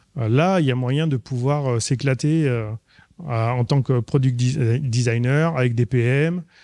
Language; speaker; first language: French; native; French